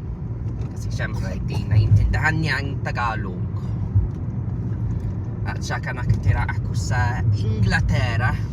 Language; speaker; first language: Filipino; non-native, learner; English